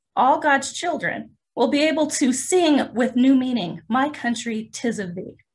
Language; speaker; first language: English; native; English